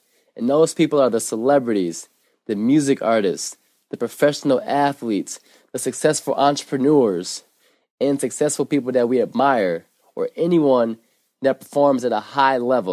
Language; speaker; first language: English; native; English